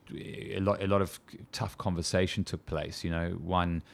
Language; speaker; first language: English; native; English